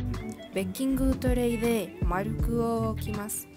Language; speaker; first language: Japanese; non-native, learner; Spanish